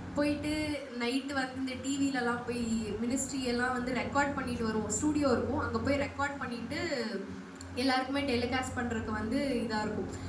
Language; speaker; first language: Tamil; non-native, local second language; Telugu